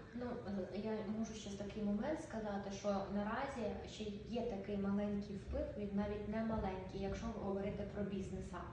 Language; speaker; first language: Ukrainian; non-native, local second language; Russian